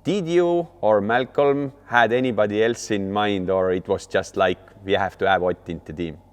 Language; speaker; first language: English; non-native, fluent; Estonian